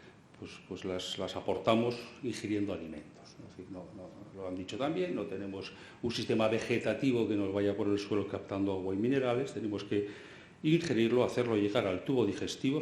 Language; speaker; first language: Spanish; native; Spanish